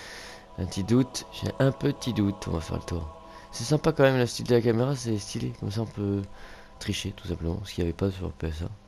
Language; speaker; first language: French; native; French